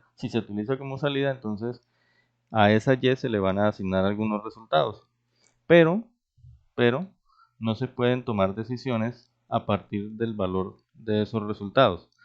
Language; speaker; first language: Spanish; native; Spanish